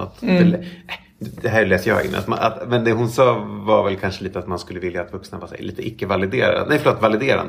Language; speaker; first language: Swedish; native; Swedish